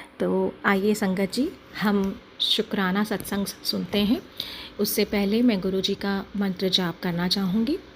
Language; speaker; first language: Hindi; native; Hindi